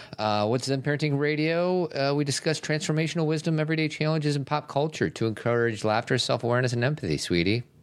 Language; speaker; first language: English; native; English